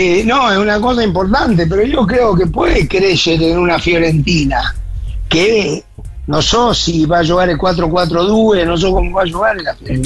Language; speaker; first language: Italian; non-native, fluent; Spanish